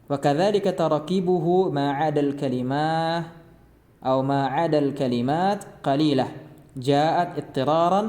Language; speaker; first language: Arabic; non-native, fluent; Indonesian